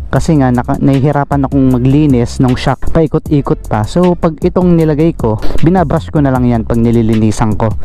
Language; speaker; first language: Filipino; native; Filipino